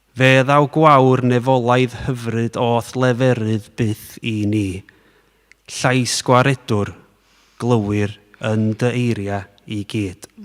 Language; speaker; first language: Welsh; native; Welsh